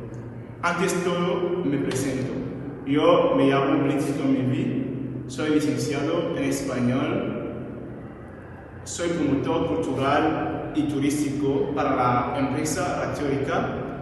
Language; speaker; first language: Spanish; non-native, fluent; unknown